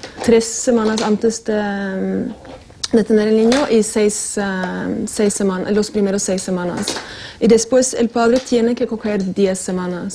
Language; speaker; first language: Spanish; non-native, fluent; Norwegian